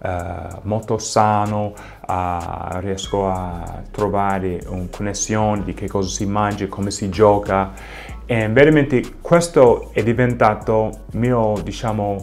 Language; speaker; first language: Italian; non-native, fluent; English